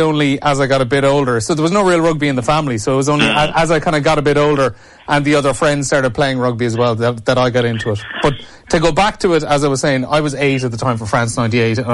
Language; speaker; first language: English; native; English